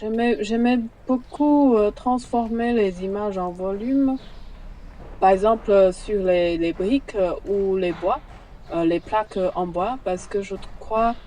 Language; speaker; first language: French; non-native, fluent; Chinese